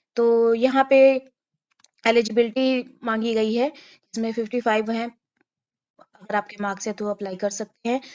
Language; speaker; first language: Hindi; native; Hindi